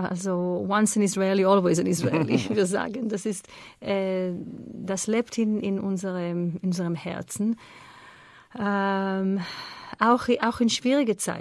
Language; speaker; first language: German; non-native, fluent; Hebrew